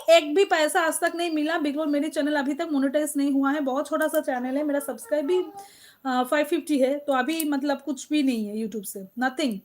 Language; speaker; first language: Hindi; non-native, local second language; Bangla